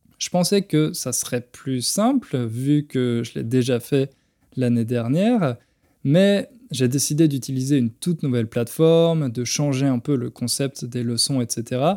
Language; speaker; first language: French; native; French